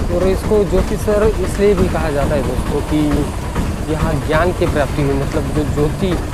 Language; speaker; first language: Hindi; non-native, local second language; Marathi